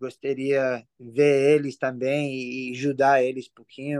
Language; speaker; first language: Portuguese; early bilingual, heritage; English